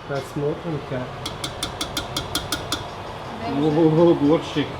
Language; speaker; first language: Russian; non-native, learner; English